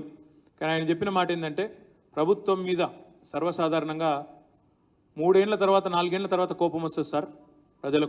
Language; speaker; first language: Telugu; native; Telugu